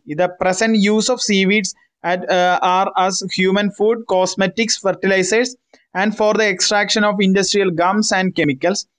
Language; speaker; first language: English; non-native, local second language; Malayalam